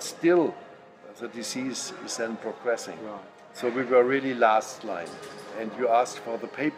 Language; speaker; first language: English; non-native, fluent; German